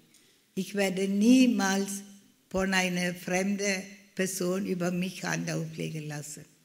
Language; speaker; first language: German; non-native, fluent; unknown